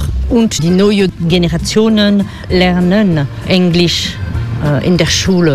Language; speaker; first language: German; non-native, fluent; French